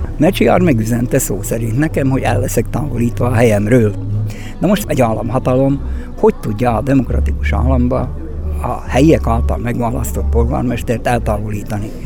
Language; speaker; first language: Hungarian; native; Hungarian